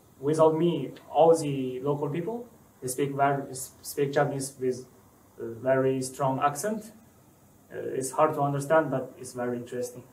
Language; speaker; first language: English; non-native, learner; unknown